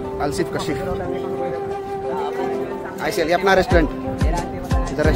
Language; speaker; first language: Hindi; non-native, learner; Nepali